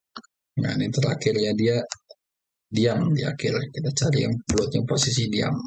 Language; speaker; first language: Indonesian; native; Indonesian